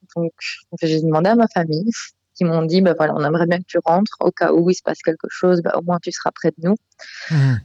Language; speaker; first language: French; native; French